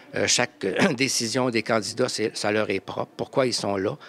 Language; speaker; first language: French; native; French